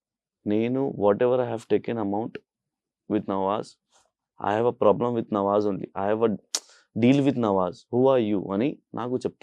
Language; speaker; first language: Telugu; non-native, local second language; Urdu